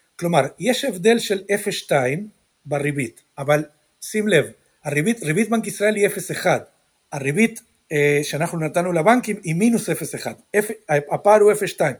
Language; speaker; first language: Hebrew; non-native, fluent; Spanish